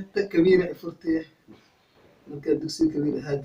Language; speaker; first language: Arabic; non-native, learner; Somali